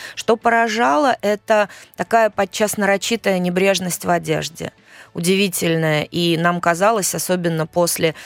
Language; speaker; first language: Russian; native; Russian